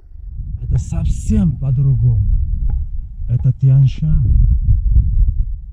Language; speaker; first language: Russian; non-native, fluent; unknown